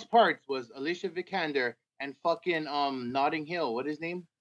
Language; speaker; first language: English; native; English